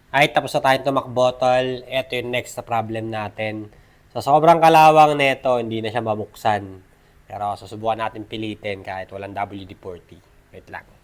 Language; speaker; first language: Filipino; non-native, local second language; Iloko